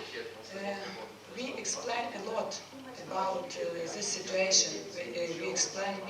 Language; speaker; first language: English; non-native, learner; Ukrainian